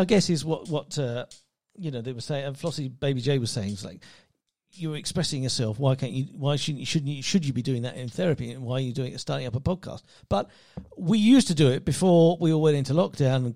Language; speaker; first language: English; native; English